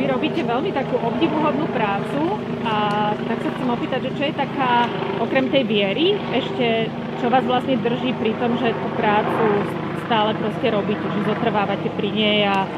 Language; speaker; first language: Slovak; native; Slovak